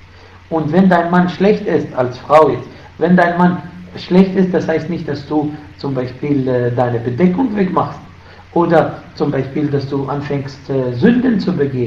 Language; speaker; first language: German; non-native, fluent; Arabic